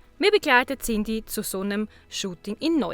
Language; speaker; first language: German; native; German